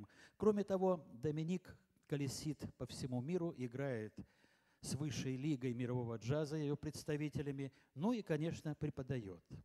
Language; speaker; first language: Russian; native; Russian